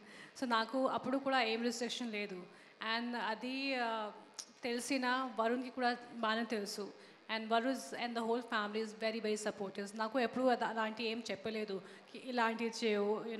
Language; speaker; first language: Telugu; non-native, learner; Hindi